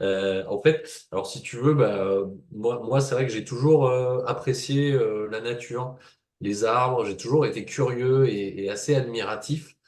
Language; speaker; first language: French; native; French